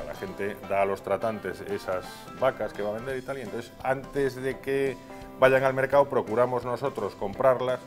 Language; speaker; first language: Spanish; native; Spanish